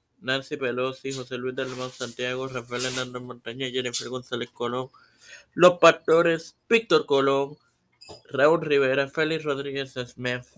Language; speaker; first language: Spanish; native; Spanish